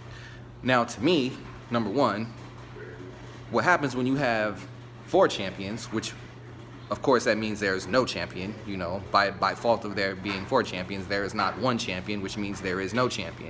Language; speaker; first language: English; native; English